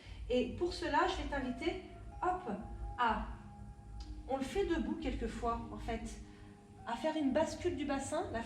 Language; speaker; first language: French; native; French